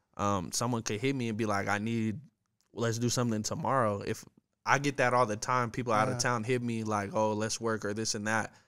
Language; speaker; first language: English; native; English